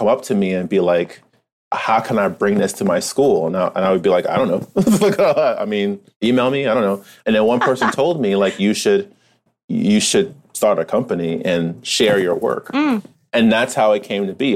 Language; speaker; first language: English; native; English